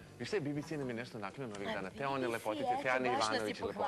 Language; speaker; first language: Serbian; native; Serbian